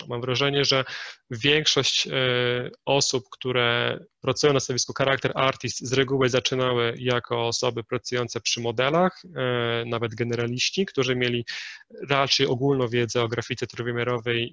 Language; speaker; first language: Polish; native; Polish